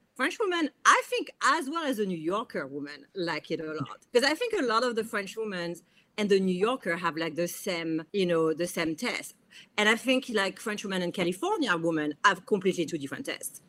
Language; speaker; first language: English; non-native, fluent; French